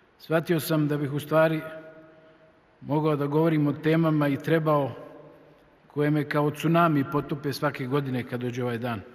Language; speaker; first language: Serbian; native; Serbian